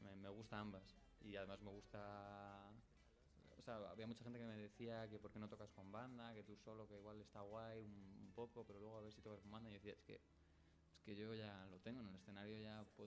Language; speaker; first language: Spanish; non-native, fluent; English